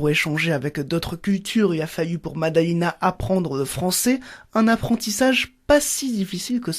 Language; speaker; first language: French; native; French